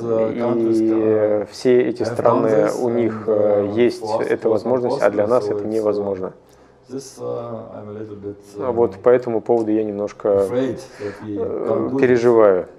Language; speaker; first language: Russian; non-native, fluent; German